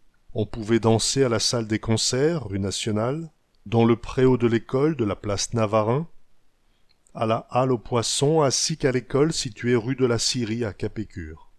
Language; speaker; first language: French; native; French